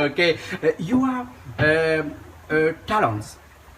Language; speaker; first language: English; non-native, learner; Réunion Creole French